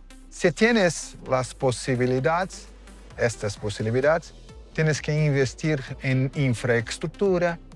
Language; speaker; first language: Spanish; non-native, fluent; Portuguese